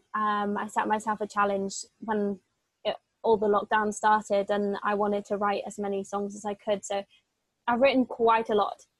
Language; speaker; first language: English; native; English